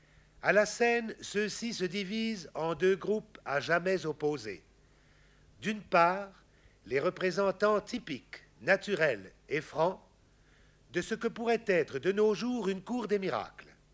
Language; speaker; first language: French; native; French